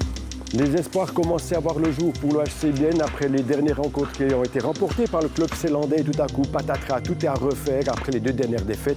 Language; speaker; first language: French; native; French